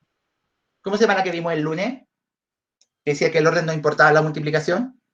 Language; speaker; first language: Spanish; native; Spanish